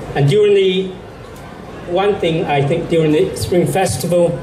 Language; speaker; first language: English; non-native, fluent; Chinese